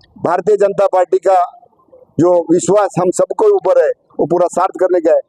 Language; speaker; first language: Hindi; non-native, local second language; Marathi